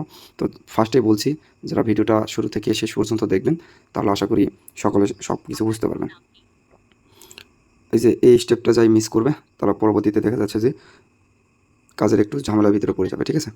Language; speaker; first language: Bangla; native; Bangla